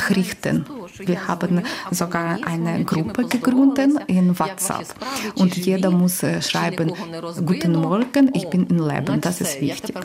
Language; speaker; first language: German; non-native, learner; Ukrainian